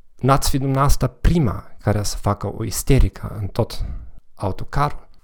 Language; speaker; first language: Romanian; non-native, fluent; German